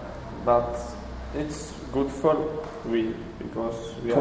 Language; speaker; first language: English; non-native, learner; Czech